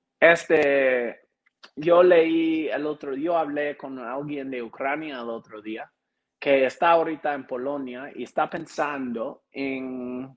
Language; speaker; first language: Spanish; non-native, learner; English